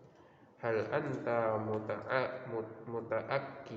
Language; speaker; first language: Arabic; non-native, learner; Indonesian